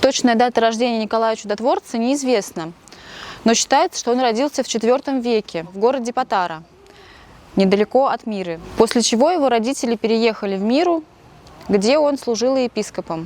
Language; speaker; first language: Russian; native; Russian